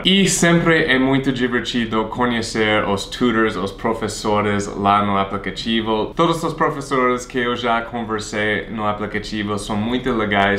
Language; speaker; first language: Portuguese; non-native, fluent; English